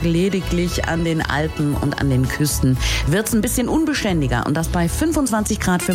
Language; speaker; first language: German; native; German